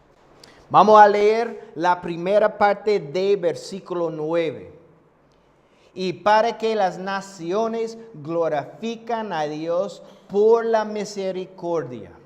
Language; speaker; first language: Spanish; non-native, fluent; English